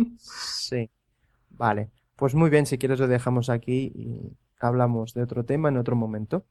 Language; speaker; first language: Spanish; native; Spanish